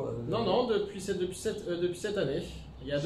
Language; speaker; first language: French; native; French